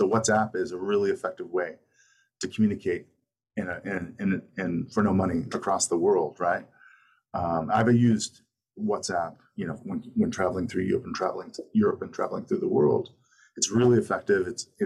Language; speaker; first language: English; native; English